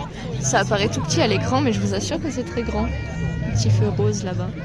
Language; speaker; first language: French; native; French